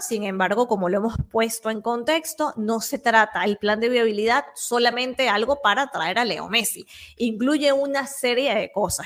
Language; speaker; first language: Spanish; native; Spanish